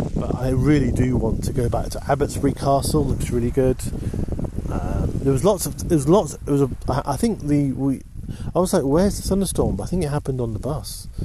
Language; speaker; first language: English; native; English